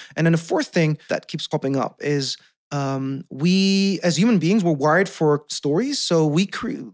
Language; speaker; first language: English; non-native, fluent; Dutch